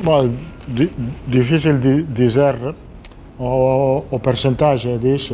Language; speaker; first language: Portuguese; non-native, learner; Italian